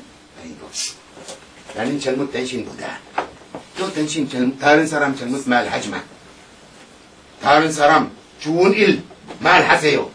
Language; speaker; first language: Korean; non-native, learner; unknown